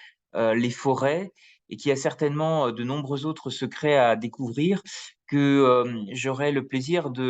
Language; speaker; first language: French; native; French